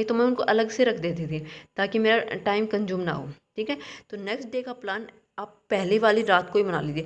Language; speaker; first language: Hindi; native; Hindi